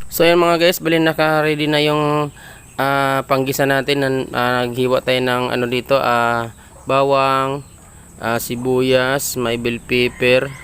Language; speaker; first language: Filipino; non-native, local second language; Cebuano